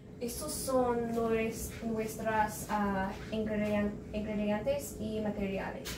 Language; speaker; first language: Spanish; non-native, learner; English